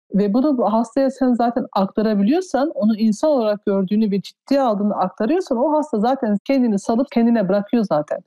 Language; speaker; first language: Turkish; early bilingual, heritage; Turkish